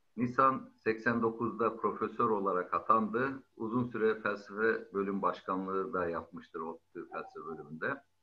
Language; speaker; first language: Turkish; native; Turkish